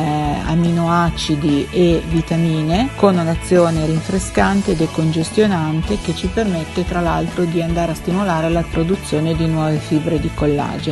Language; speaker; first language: Italian; native; Italian